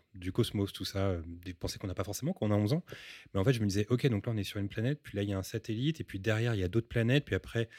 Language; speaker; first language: French; early bilingual, other home language; Spanish